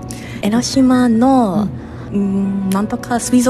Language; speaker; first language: Japanese; non-native, learner; English